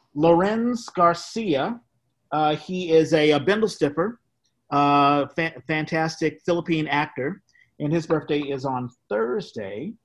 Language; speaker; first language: English; native; English